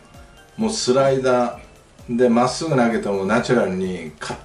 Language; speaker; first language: Japanese; native; Japanese